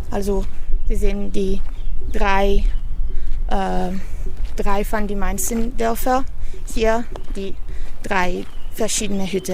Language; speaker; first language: German; non-native, fluent; Italian